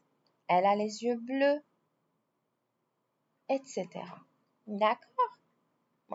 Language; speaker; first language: French; non-native, fluent; Arabic